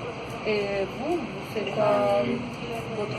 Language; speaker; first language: French; non-native, learner; Spanish